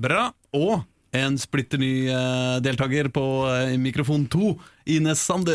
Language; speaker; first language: Norwegian; native; Norwegian